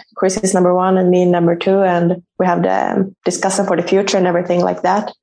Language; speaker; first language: English; non-native, fluent; Swedish